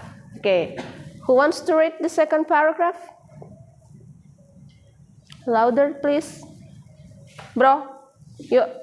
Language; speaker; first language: English; non-native, fluent; Indonesian